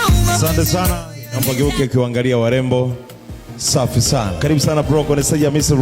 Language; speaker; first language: Swahili; native; Swahili